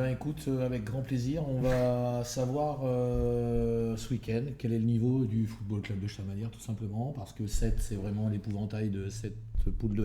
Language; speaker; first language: French; native; French